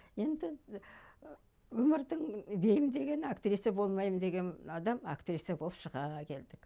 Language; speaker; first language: Kazakh; native; Kazakh